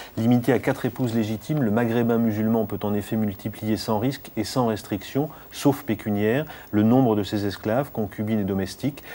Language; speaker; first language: French; native; French